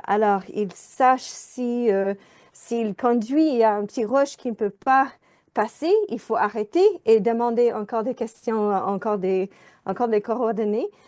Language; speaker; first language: French; non-native, fluent; English